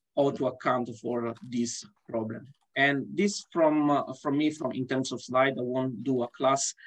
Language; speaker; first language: English; non-native, fluent; Italian